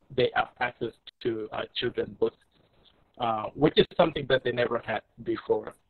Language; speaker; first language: English; non-native, fluent; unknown